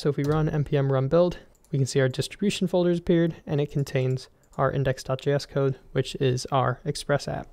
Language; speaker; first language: English; native; English